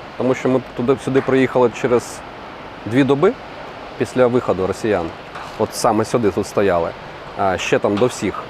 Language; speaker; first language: Ukrainian; non-native, local second language; Russian